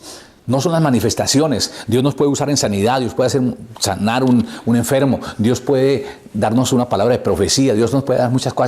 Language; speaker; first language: Spanish; native; Spanish